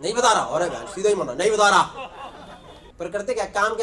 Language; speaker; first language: Hindi; native; Hindi